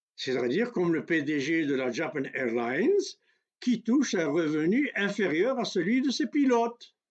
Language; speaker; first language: French; non-native, local second language; Kabyle